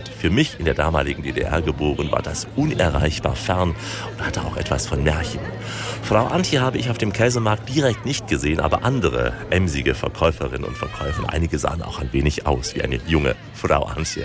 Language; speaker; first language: German; native; German